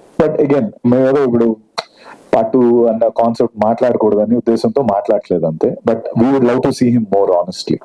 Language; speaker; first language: Telugu; native; Telugu